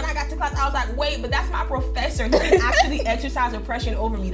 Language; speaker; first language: English; non-native, fluent; French